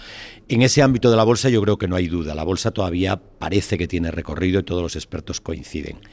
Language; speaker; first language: Spanish; native; Spanish